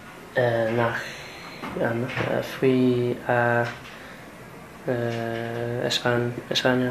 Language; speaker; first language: Spanish; non-native, learner; English